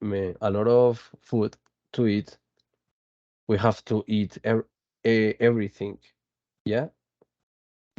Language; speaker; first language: English; non-native, fluent; Spanish